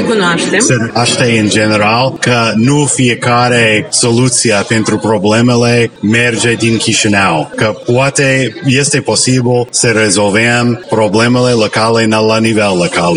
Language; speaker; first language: Romanian; non-native, learner; English